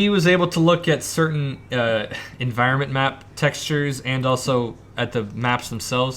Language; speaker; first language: English; native; English